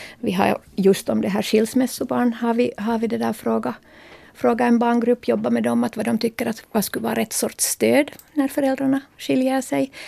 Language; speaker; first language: Swedish; native; Swedish